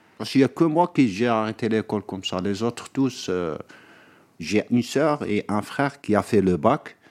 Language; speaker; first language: French; non-native, local second language; Arabic